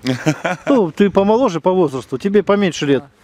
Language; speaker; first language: Russian; native; Russian